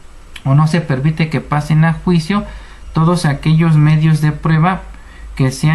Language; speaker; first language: Spanish; native; Spanish